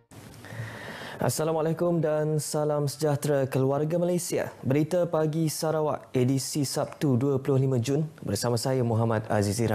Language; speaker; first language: Malay; native; Malay